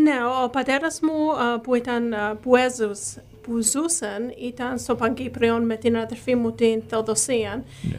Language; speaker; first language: Greek; early bilingual, heritage; Greek